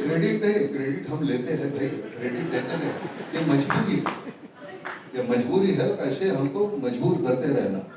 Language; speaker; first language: Hindi; non-native, local second language; Marathi